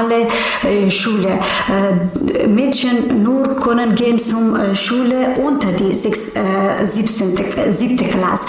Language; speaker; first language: German; non-native, learner; Persian